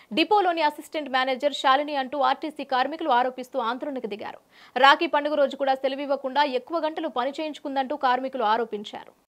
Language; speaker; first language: Telugu; native; Telugu